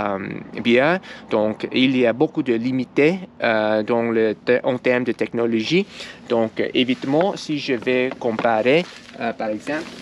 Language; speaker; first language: French; non-native, learner; English